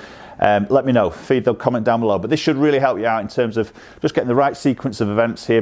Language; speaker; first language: English; native; English